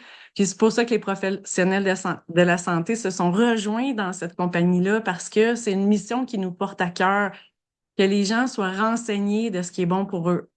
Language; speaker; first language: French; native; French